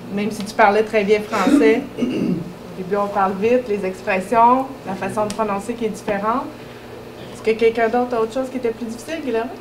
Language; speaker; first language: French; native; French